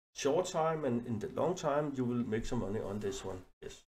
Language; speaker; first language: English; non-native, learner; Danish